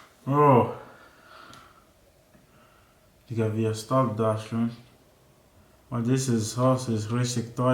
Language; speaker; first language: German; non-native, learner; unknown